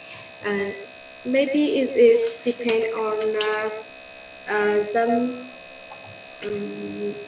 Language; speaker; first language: English; non-native, learner; Vietnamese